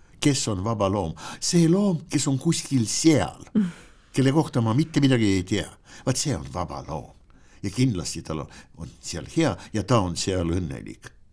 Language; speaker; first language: Estonian; non-native, local second language; Russian